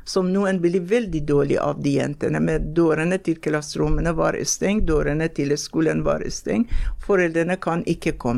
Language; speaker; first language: Norwegian; non-native, fluent; Persian